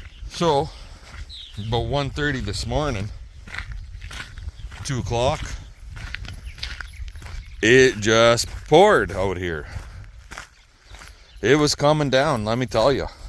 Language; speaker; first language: English; native; English